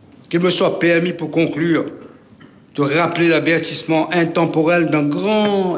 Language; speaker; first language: French; non-native, local second language; Morisyen